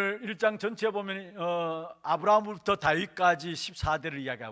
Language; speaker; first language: Korean; native; Korean